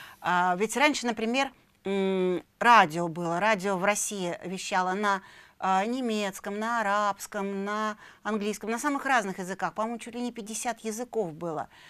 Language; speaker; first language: Russian; native; Russian